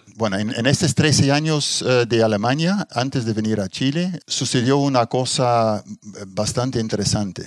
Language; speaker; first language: Spanish; non-native, fluent; Dutch